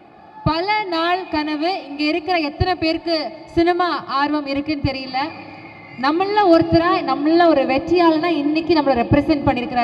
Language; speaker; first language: Tamil; native; Tamil